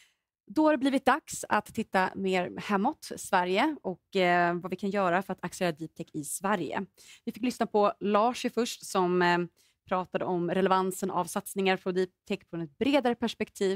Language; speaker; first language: Swedish; native; Swedish